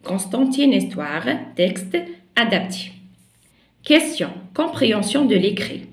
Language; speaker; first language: French; non-native, local second language; Arabic